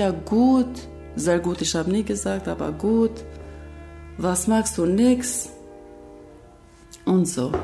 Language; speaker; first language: German; non-native, learner; Albanian